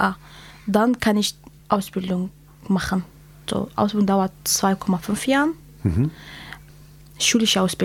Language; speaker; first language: German; non-native, learner; Kurdish